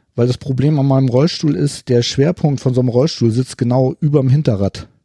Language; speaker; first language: German; native; German